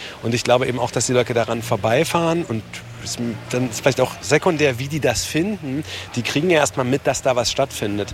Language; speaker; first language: German; native; German